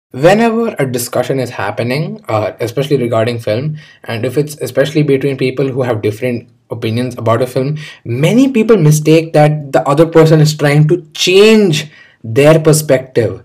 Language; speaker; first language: English; non-native, local second language; Hindi